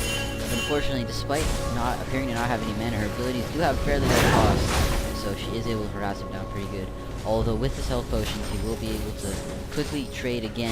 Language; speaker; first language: English; native; English